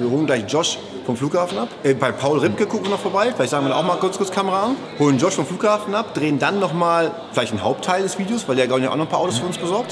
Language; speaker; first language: German; native; German